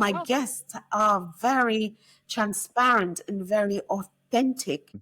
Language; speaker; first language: English; native; English